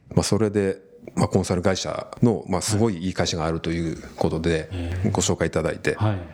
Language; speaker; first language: Japanese; native; Japanese